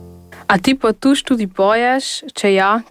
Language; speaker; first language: Slovenian; non-native, local second language; German